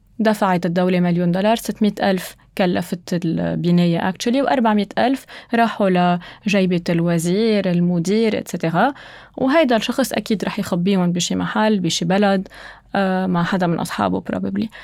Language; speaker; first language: Arabic; native; Arabic